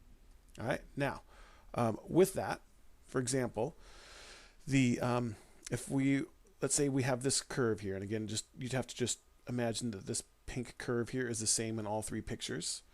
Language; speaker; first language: English; native; English